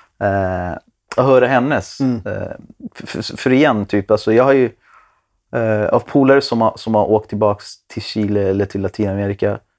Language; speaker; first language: Swedish; early bilingual, other home language; Spanish